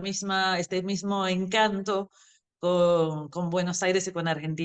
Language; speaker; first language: Spanish; non-native, fluent; Portuguese